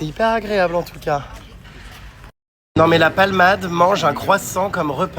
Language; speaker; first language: French; native; French